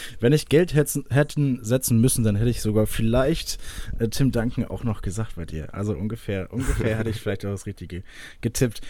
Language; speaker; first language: German; native; German